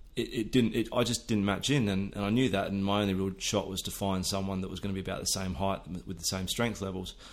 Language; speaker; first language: English; native; English